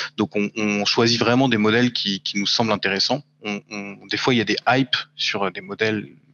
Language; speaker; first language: French; native; French